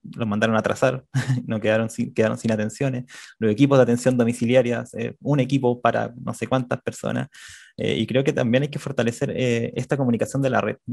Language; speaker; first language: Spanish; native; Spanish